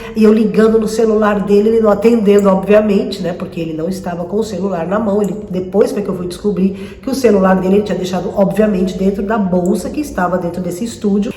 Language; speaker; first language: Portuguese; native; Portuguese